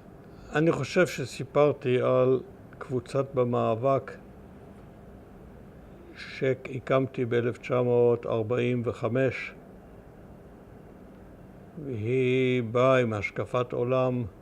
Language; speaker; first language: Hebrew; early bilingual, other home language; German